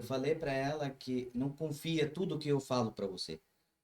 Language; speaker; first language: Portuguese; non-native, learner; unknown